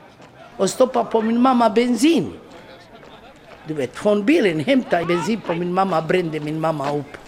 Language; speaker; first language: Swedish; non-native, learner; Romany